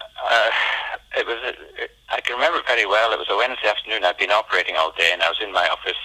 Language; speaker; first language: English; native; English